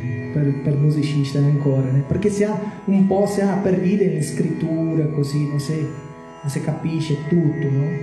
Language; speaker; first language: Italian; non-native, learner; Portuguese